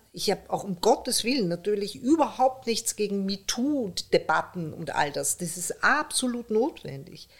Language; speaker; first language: German; early bilingual, other home language; Persian